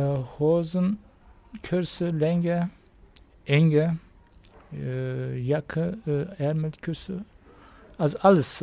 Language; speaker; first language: German; non-native, learner; Turkish